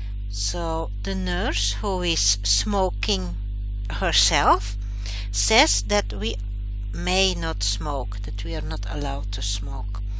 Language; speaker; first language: English; non-native, fluent; Dutch